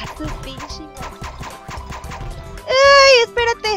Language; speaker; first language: Spanish; native; Spanish